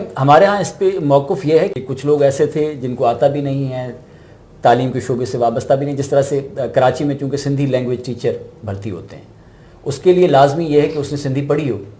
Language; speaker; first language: Urdu; non-native, local second language; Sindhi